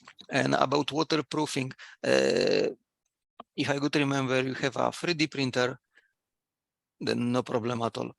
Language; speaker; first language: English; non-native, fluent; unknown